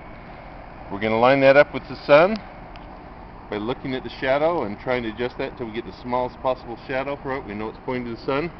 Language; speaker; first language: English; native; English